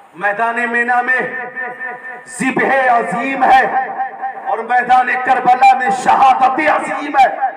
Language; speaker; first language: Urdu; native; Urdu